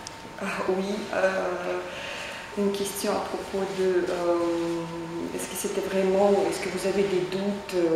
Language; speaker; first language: French; non-native, fluent; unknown